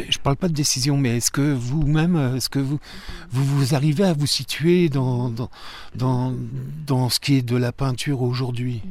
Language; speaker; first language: French; native; French